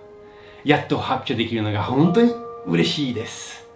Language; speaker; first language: Japanese; non-native, fluent; French